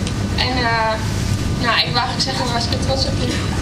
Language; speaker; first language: Dutch; early bilingual, other home language; Persian